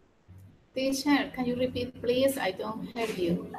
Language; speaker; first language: English; non-native, learner; Spanish